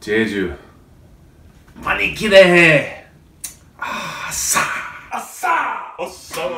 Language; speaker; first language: Korean; non-native, learner; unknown